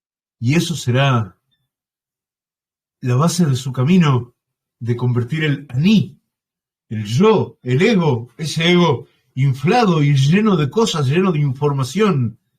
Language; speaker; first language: Spanish; native; Spanish